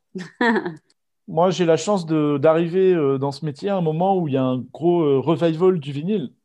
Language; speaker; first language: French; native; French